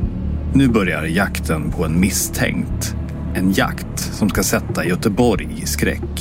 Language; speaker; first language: Swedish; native; Swedish